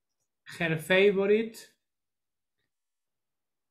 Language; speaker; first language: English; non-native, learner; Spanish